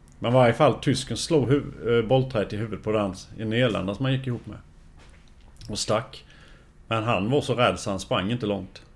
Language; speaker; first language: Swedish; native; Swedish